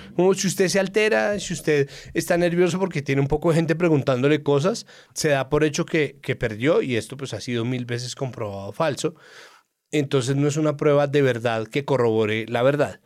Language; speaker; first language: Spanish; native; Spanish